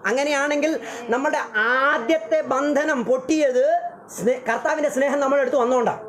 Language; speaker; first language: Malayalam; early bilingual, heritage; Malayalam